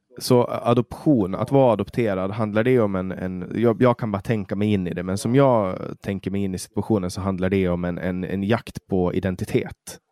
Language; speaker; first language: Swedish; native; Swedish